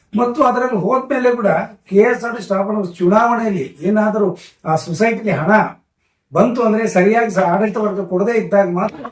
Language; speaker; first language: Kannada; native; Kannada